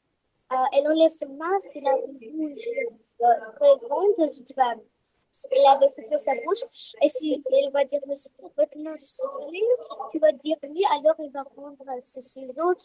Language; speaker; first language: French; non-native, fluent; Russian